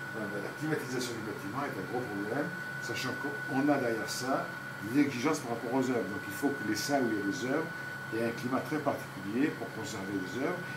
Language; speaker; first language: French; native; French